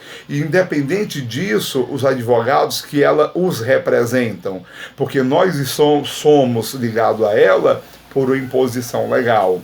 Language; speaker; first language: Portuguese; native; Portuguese